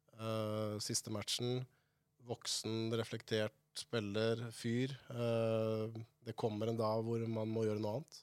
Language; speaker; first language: Norwegian; native; Norwegian